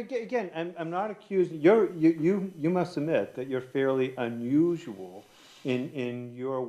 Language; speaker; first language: English; native; English